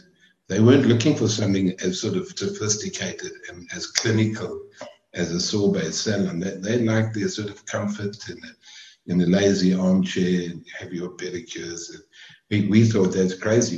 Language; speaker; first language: English; native; English